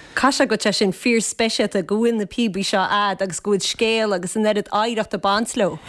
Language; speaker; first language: Irish; native; Irish